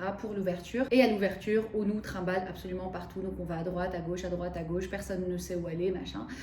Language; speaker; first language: French; early bilingual, other home language; Arabic